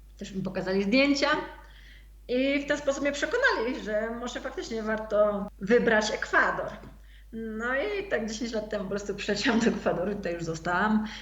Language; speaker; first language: Polish; native; Polish